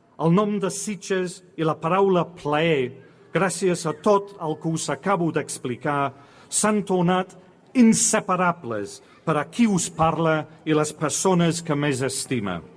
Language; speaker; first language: Catalan; non-native, fluent; English